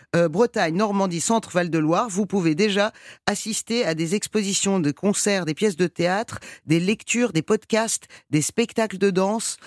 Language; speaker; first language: French; non-native, fluent; Persian